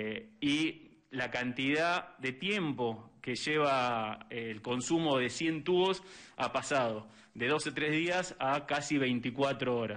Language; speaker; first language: Spanish; native; Spanish